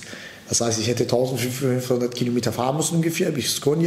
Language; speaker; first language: German; early bilingual, other home language; Turkish